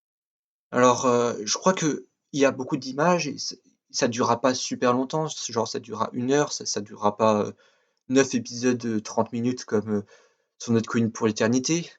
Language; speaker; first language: French; native; French